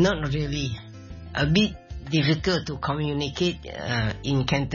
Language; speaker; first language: English; non-native, local second language; Min Nan Chinese